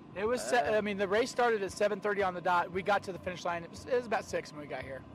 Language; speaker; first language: English; native; English